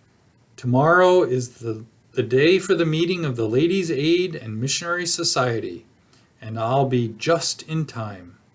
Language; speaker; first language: English; native; English